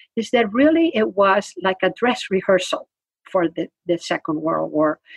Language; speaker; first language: English; non-native, fluent; Spanish